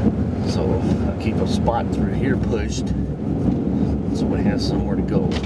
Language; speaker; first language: English; native; English